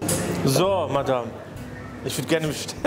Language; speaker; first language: German; native; German